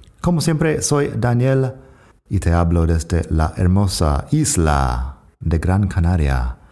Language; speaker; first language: Spanish; non-native, fluent; English